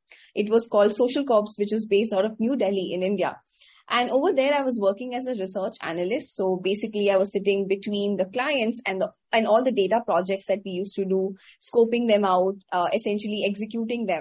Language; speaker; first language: English; non-native, local second language; Hindi